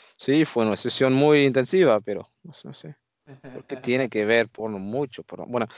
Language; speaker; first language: Spanish; non-native, fluent; Dutch